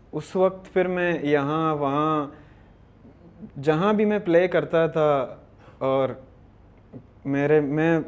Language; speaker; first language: Urdu; non-native, local second language; Baluchi